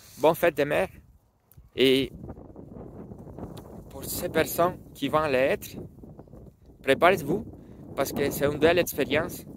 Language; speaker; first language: French; non-native, learner; Spanish